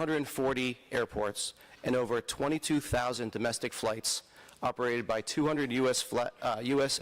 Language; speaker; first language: English; native; English